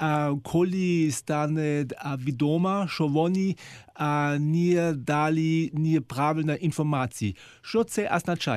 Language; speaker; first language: Ukrainian; non-native, fluent; German